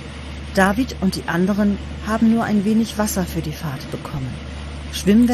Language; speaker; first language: German; native; German